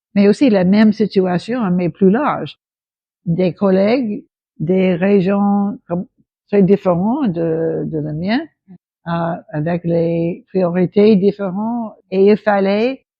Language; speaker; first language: French; non-native, fluent; English